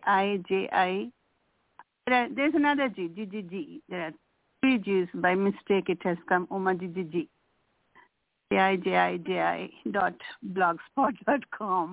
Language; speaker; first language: English; non-native, local second language; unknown